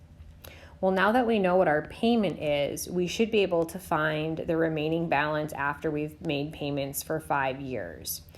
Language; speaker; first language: English; native; English